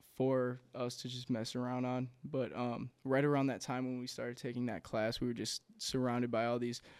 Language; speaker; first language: English; native; English